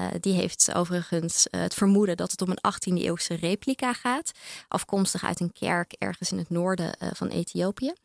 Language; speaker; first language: Dutch; native; Dutch